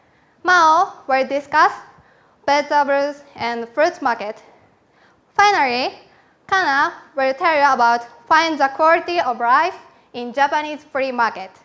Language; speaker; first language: English; non-native, learner; Japanese